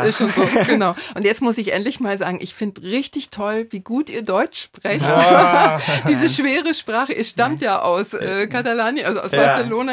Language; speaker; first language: German; native; German